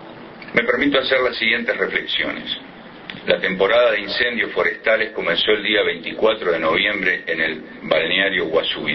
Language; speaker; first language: Spanish; native; Spanish